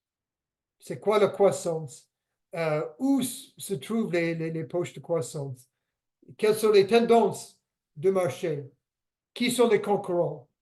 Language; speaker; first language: French; non-native, fluent; English